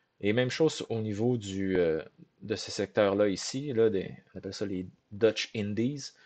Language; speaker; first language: French; native; French